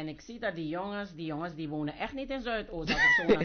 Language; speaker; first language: Dutch; native; Dutch